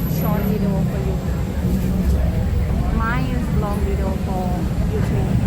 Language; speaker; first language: English; non-native, fluent; Thai